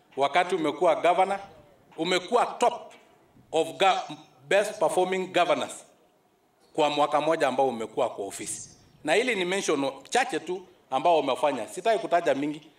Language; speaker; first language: Swahili; non-native, local second language; Masai